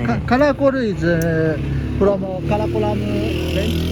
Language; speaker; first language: English; non-native, learner; Japanese